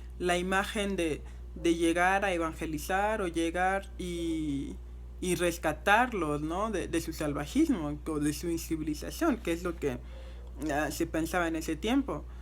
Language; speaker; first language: Spanish; non-native, fluent; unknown